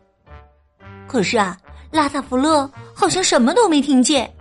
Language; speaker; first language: Chinese; native; Chinese